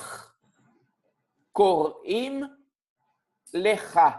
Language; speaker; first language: Hebrew; non-native, fluent; Portuguese